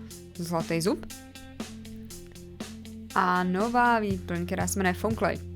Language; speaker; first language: Czech; native; Czech